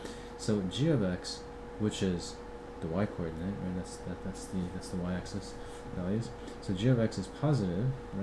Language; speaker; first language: English; native; English